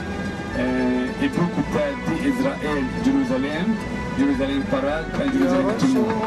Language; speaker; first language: Indonesian; non-native, learner; Arabic